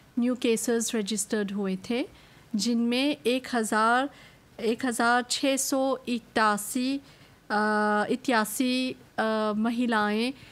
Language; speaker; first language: Hindi; non-native, local second language; Morisyen